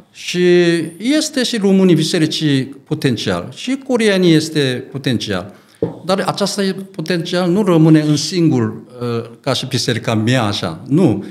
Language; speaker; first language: Romanian; non-native, learner; Korean